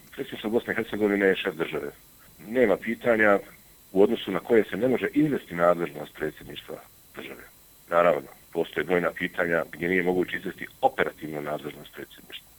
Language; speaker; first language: Bosnian; native; Bosnian